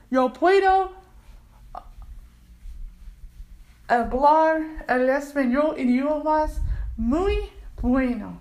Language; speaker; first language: Spanish; non-native, learner; English